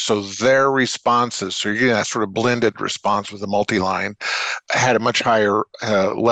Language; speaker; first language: English; native; English